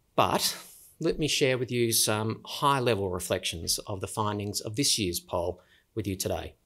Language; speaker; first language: English; native; English